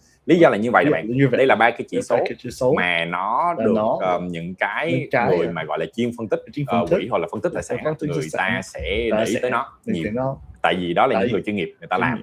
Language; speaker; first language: Vietnamese; native; Vietnamese